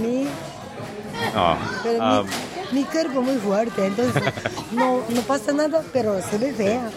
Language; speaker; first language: Spanish; non-native, learner; Japanese